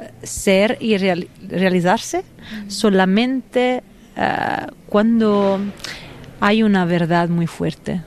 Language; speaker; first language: Spanish; non-native, fluent; Italian